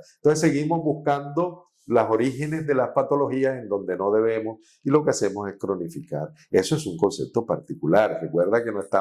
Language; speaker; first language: Spanish; native; Spanish